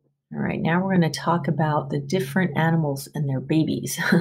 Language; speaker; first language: English; native; English